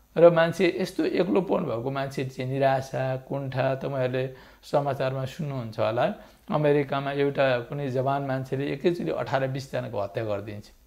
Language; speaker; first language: Nepali; native; Nepali